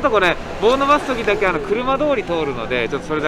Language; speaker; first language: Japanese; native; Japanese